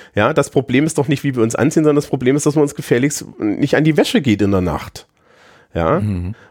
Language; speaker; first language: German; native; German